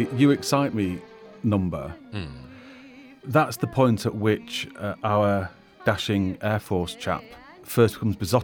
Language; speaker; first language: English; native; English